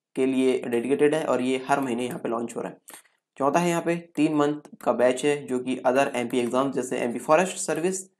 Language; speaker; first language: Hindi; native; Hindi